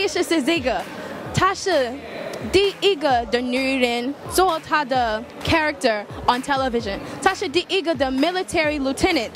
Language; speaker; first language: Chinese; non-native, learner; English